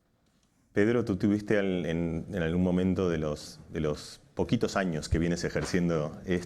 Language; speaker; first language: Spanish; native; Spanish